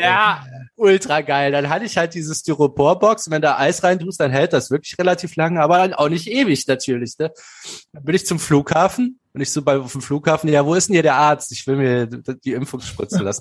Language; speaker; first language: German; native; German